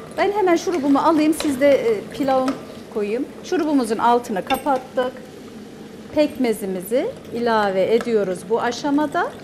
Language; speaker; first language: Turkish; early bilingual, heritage; Turkish